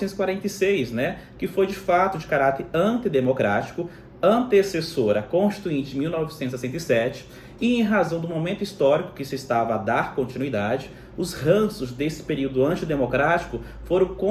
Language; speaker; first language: Portuguese; native; Portuguese